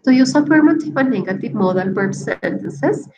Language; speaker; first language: English; non-native, fluent; Spanish